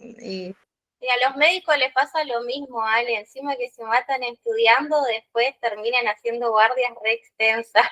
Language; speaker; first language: Spanish; native; Spanish